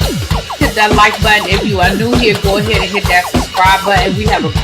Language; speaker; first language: English; native; English